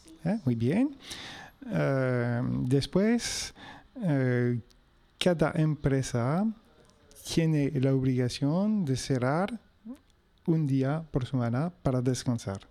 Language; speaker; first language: Spanish; non-native, fluent; French